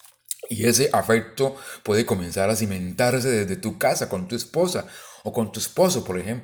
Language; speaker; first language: Spanish; native; Spanish